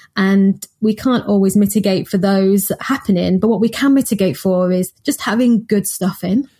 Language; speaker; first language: English; native; English